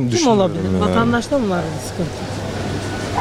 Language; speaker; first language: Turkish; native; Turkish